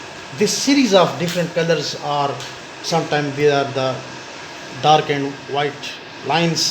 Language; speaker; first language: English; non-native, local second language; Pashto